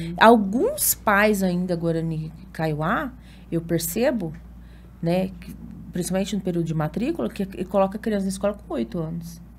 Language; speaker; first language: Portuguese; native; Portuguese